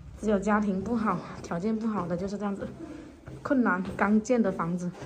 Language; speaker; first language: Chinese; native; Chinese